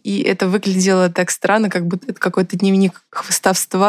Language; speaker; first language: Russian; native; Russian